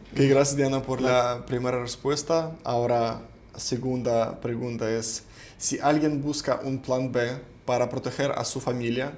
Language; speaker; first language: Spanish; non-native, fluent; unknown